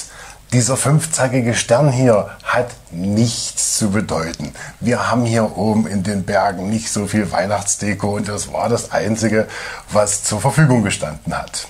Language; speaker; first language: German; native; German